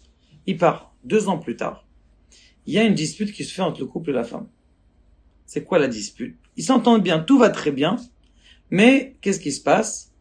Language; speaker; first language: French; native; French